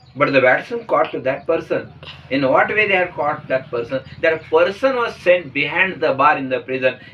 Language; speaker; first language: English; non-native, local second language; Marathi